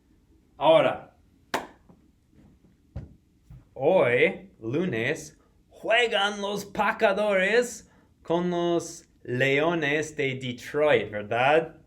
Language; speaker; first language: Spanish; non-native, fluent; English